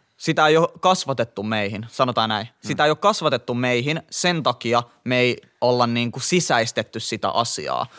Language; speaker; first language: Finnish; native; Finnish